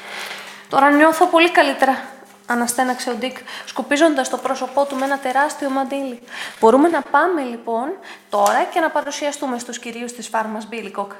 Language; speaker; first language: Greek; native; Greek